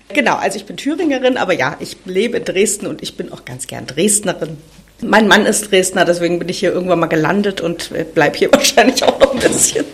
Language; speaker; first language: German; native; German